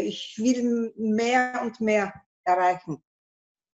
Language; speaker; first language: German; non-native, learner; Turkish